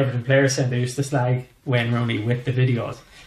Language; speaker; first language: English; native; English